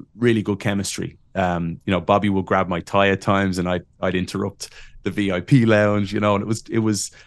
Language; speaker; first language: English; native; English